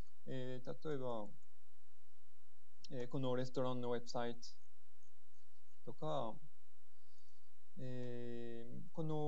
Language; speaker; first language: Japanese; non-native, fluent; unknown